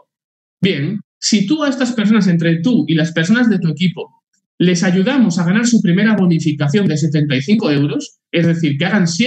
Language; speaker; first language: Spanish; native; Spanish